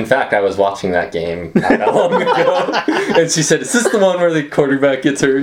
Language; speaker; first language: English; native; English